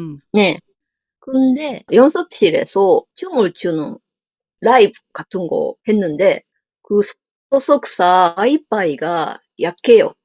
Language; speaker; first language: Korean; non-native, learner; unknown